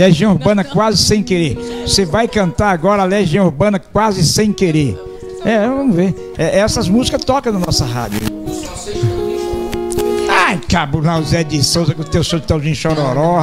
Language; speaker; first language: Portuguese; native; Portuguese